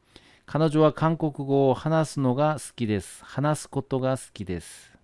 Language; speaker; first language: Japanese; non-native, fluent; Korean